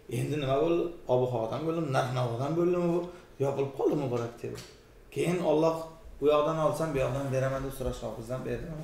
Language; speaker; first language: Uzbek; native; Uzbek